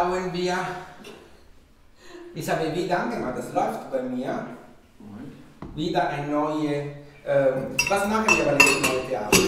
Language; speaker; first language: German; non-native, fluent; Italian